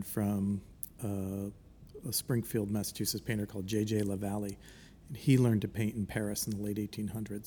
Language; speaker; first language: English; native; English